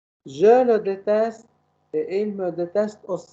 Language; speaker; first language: French; non-native, learner; Arabic